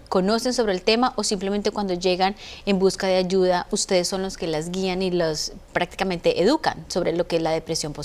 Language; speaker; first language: Spanish; native; Spanish